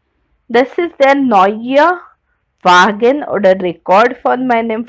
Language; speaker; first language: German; non-native, learner; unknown